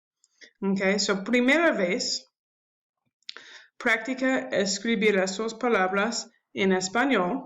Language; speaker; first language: Spanish; non-native, learner; English